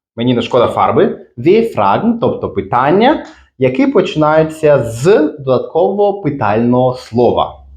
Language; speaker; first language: Ukrainian; native; Ukrainian